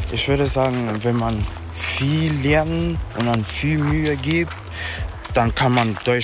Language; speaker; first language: German; non-native, learner; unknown